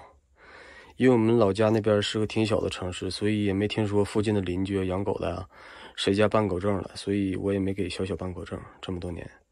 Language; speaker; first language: Chinese; native; Chinese